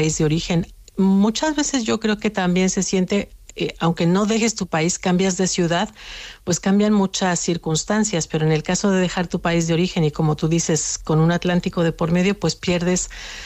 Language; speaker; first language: Spanish; native; Spanish